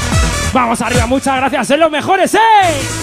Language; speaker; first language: Spanish; native; Spanish